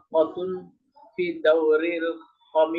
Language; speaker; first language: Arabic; non-native, learner; Indonesian